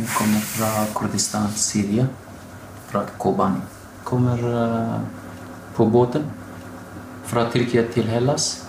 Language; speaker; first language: Norwegian; non-native, learner; Kurdish